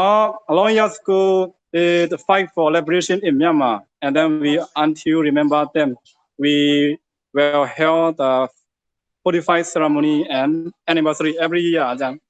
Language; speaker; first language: English; non-native, learner; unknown